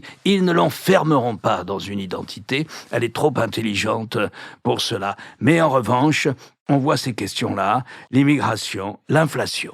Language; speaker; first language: French; native; French